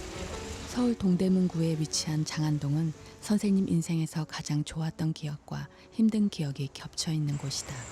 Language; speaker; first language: Korean; native; Korean